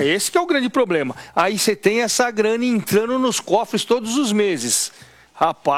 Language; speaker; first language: Portuguese; native; Portuguese